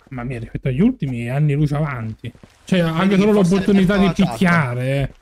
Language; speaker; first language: Italian; native; Italian